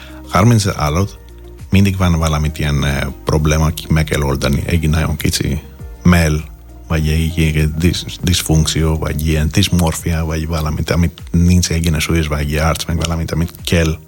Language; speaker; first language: Hungarian; non-native, fluent; Greek